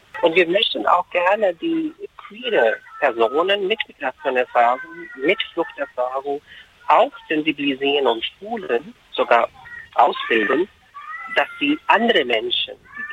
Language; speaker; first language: German; non-native, fluent; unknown